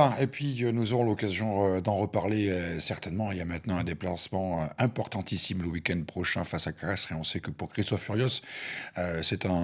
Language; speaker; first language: French; native; French